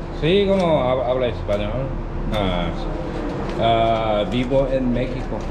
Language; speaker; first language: Spanish; non-native, learner; Korean